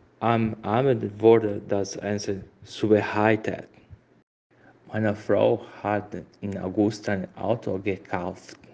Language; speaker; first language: German; non-native, learner; Portuguese